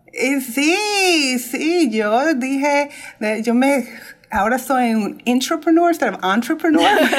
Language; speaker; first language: Spanish; early bilingual, heritage; Spanish